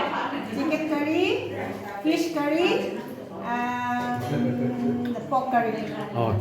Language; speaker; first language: Hindi; non-native, local second language; Rongmei Naga